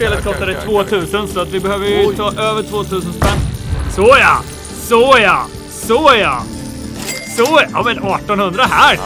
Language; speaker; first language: Swedish; native; Swedish